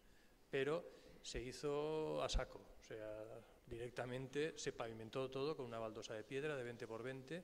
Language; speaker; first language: Spanish; native; Spanish